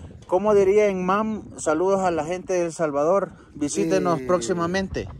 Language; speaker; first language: Spanish; native; Spanish